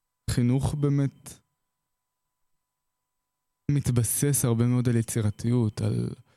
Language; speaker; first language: Hebrew; native; Hebrew